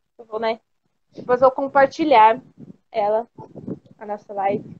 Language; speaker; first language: Portuguese; native; Portuguese